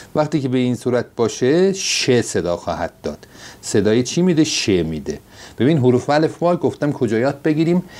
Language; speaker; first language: Persian; non-native, local second language; Azerbaijani